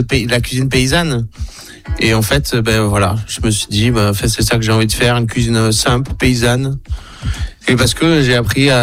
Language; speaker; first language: French; native; French